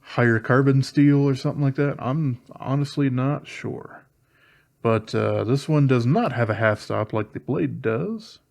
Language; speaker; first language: English; native; English